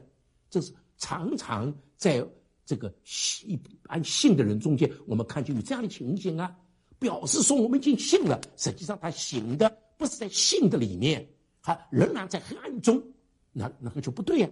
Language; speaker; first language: Chinese; native; Chinese